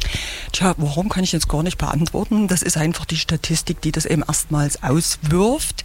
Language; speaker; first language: German; native; German